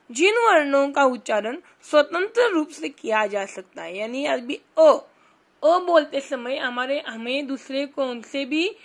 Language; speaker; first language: Hindi; non-native, local second language; Marathi